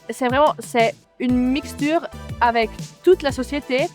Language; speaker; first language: French; non-native, local second language; German